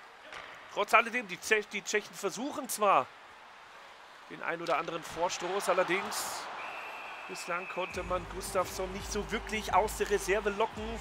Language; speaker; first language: German; native; German